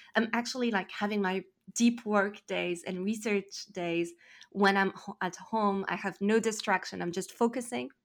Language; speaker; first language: English; non-native, fluent; French